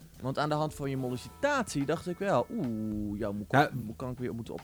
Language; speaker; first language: Dutch; native; Dutch